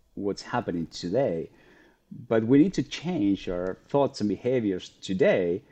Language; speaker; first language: English; non-native, fluent; Spanish